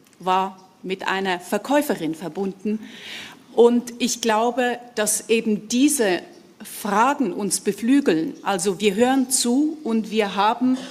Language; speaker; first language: German; early bilingual, other home language; Hungarian